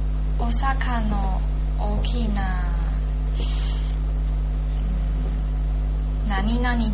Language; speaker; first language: Japanese; non-native, learner; Chinese